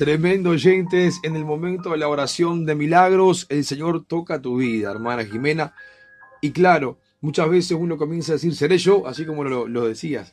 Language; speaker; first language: Spanish; native; Spanish